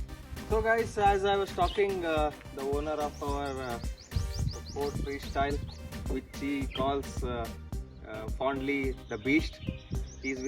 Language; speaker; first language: English; non-native, local second language; Kannada